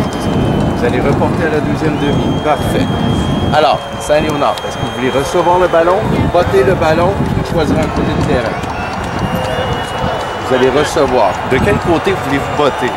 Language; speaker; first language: French; native; French